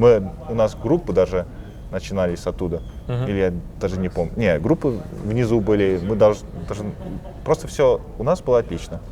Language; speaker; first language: Russian; early bilingual, heritage; Russian